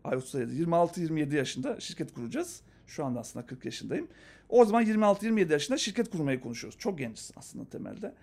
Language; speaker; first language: Turkish; native; Turkish